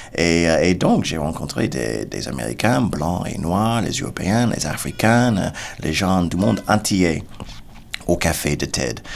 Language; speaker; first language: French; non-native, fluent; English